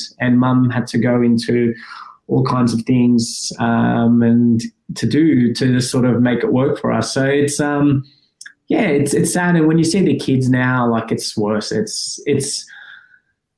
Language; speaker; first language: English; early bilingual, other home language; Persian